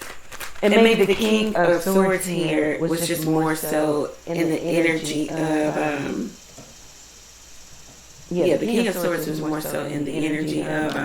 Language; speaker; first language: English; native; English